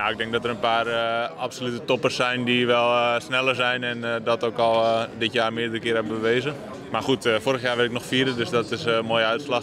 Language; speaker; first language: Dutch; native; Dutch